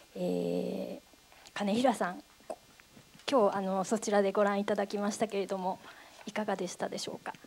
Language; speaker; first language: Japanese; native; Japanese